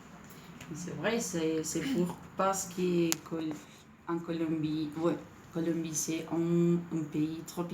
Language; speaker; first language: French; non-native, learner; Spanish